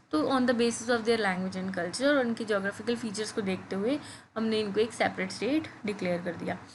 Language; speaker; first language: Hindi; native; Hindi